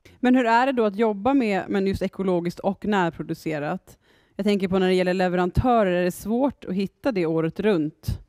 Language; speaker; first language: Swedish; native; Swedish